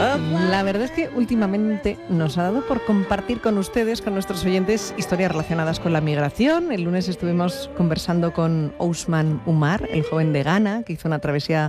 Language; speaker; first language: Spanish; native; Spanish